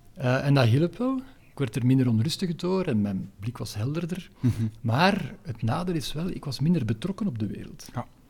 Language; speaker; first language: Dutch; native; Dutch